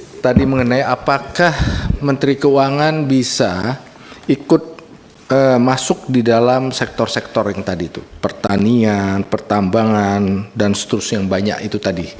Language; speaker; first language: Indonesian; native; Indonesian